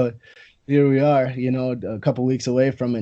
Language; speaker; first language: English; native; English